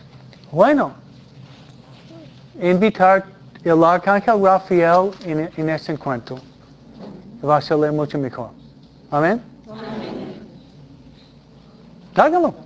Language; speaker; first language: Spanish; non-native, fluent; English